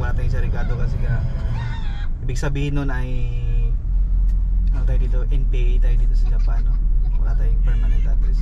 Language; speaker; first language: Filipino; native; Filipino